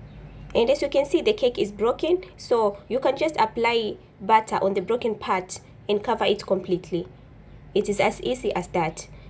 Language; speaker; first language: English; non-native, local second language; Swahili